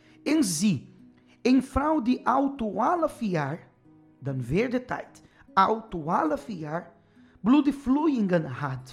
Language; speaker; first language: Dutch; non-native, fluent; Portuguese